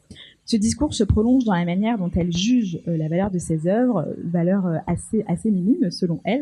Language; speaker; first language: French; native; French